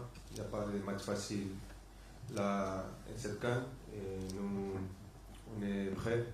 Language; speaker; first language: French; non-native, fluent; Spanish